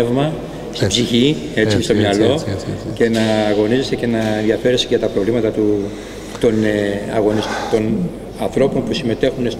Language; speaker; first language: Greek; native; Greek